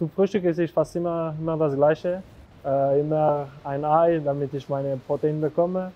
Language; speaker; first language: German; non-native, local second language; French